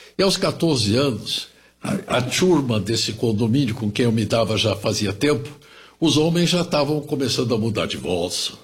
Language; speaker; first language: Portuguese; early bilingual, other home language; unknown